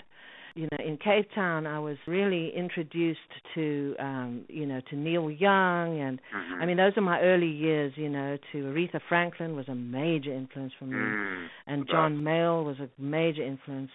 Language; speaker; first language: English; native; English